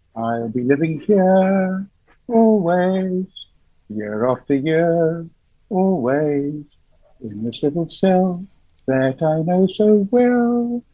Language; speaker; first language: English; native; English